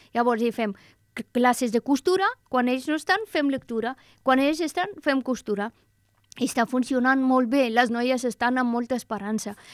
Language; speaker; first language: Catalan; non-native, fluent; Persian